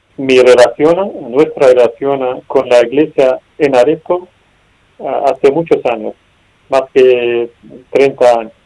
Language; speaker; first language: Spanish; non-native, learner; Arabic